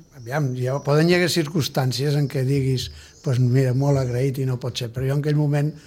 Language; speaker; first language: Catalan; native; Catalan